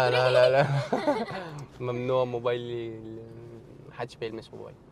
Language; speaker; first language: Arabic; native; Arabic